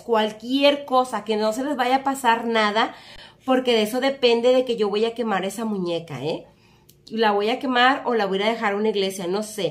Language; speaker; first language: Spanish; native; Spanish